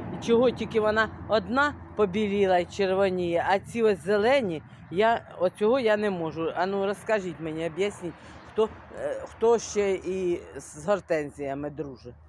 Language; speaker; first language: Ukrainian; native; Ukrainian